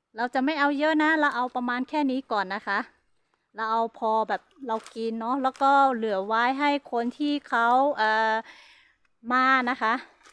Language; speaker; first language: Thai; non-native, local second language; Hmong